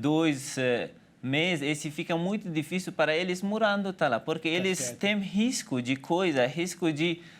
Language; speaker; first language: Portuguese; non-native, learner; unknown